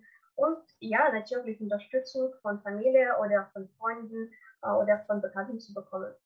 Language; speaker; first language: German; non-native, learner; Russian